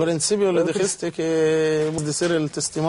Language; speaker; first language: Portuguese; non-native, learner; Spanish